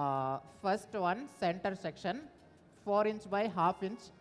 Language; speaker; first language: Kannada; non-native, learner; Bangla